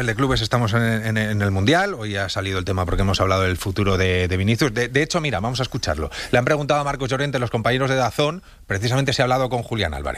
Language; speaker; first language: Spanish; native; Spanish